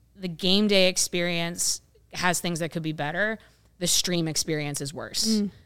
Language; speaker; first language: English; native; English